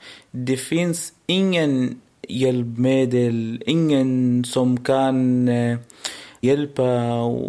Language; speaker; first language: Swedish; non-native, learner; Arabic